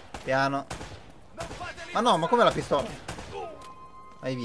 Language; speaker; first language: Italian; native; Italian